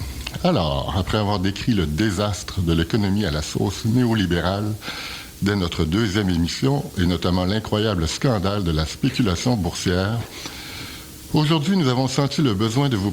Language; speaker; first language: French; native; French